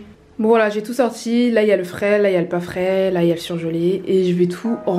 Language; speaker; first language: French; native; French